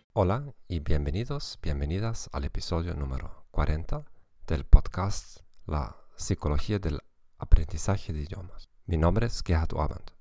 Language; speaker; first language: Spanish; non-native, fluent; German